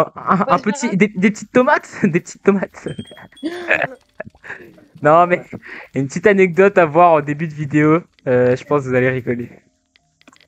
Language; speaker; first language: French; native; French